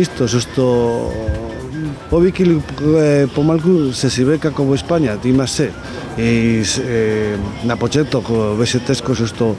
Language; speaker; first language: Macedonian; non-native, learner; Spanish